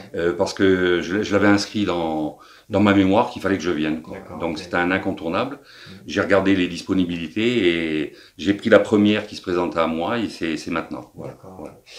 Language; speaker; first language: French; native; French